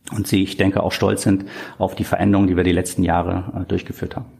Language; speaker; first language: German; native; German